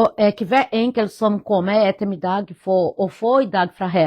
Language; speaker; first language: Norwegian; non-native, fluent; Portuguese